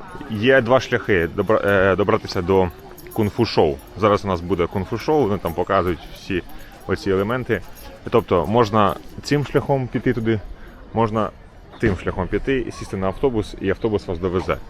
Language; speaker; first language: Ukrainian; native; Ukrainian